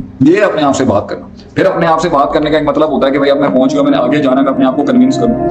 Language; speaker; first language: Urdu; non-native, local second language; Punjabi